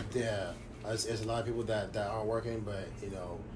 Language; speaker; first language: English; native; English